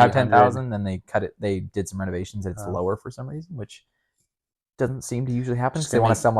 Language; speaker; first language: English; native; English